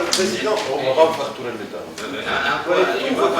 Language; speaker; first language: French; native; French